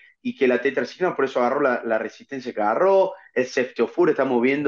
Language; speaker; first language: Spanish; native; Spanish